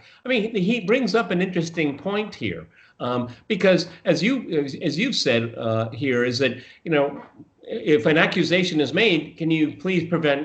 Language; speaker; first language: English; native; English